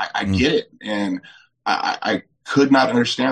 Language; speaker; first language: English; native; English